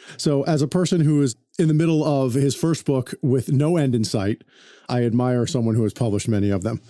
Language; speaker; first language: English; native; English